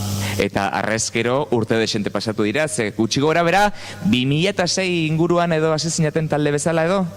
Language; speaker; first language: Basque; native; Basque